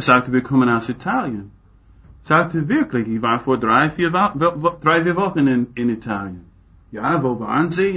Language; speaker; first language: German; non-native, fluent; English